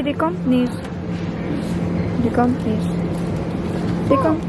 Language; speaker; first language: German; non-native, learner; Filipino